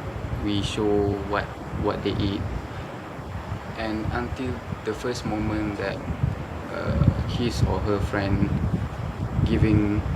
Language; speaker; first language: English; non-native, learner; Malay